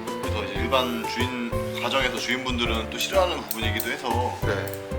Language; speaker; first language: Korean; native; Korean